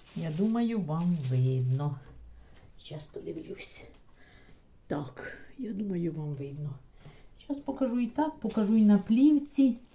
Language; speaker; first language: Ukrainian; non-native, local second language; Russian